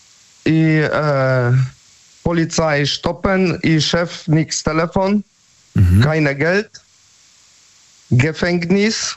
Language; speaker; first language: German; non-native, learner; Polish